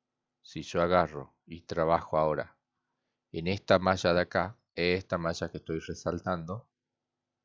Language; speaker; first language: Spanish; native; Spanish